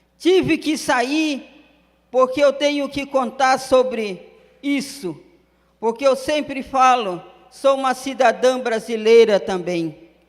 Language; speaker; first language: Portuguese; non-native, local second language; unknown